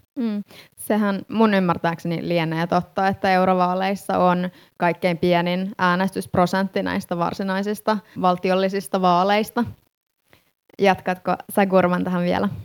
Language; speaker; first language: Finnish; native; Finnish